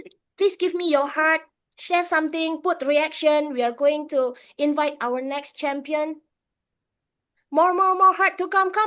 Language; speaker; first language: English; non-native, fluent; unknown